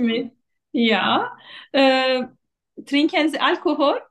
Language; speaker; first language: German; non-native, fluent; Turkish